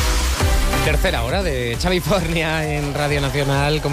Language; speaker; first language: Spanish; native; Spanish